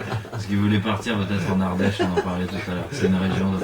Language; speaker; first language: French; native; French